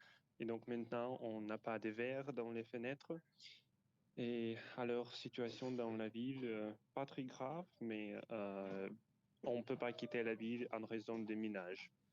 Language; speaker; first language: French; non-native, fluent; Ukrainian